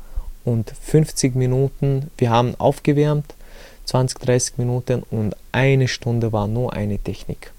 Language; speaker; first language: German; early bilingual, other home language; Chechen